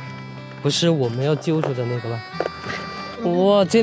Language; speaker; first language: Chinese; native; Chinese